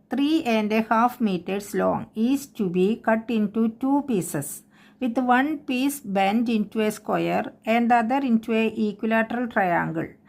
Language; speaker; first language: English; non-native, local second language; Malayalam